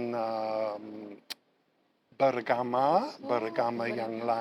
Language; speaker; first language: Indonesian; non-native, learner; English